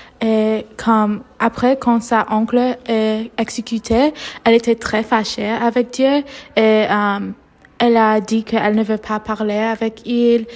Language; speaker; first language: French; non-native, learner; English